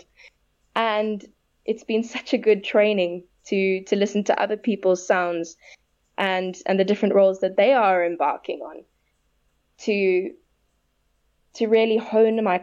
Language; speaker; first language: English; native; English